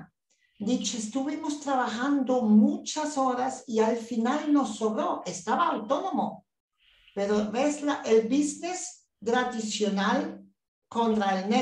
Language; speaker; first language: Spanish; non-native, learner; German